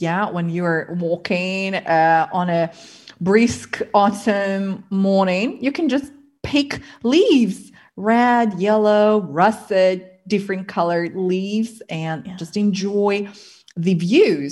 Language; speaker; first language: English; non-native, fluent; Russian